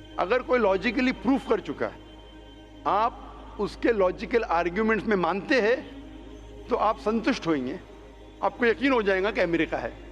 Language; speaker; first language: Hindi; non-native, local second language; Konkani